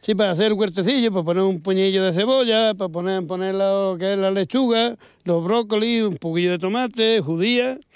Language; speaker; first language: Spanish; native; Spanish